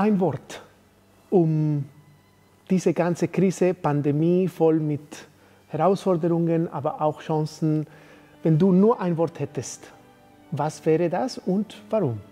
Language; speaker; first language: German; non-native, fluent; Spanish